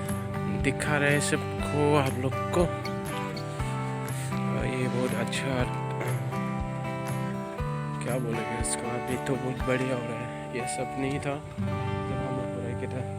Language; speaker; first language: Hindi; non-native, local second language; Bodo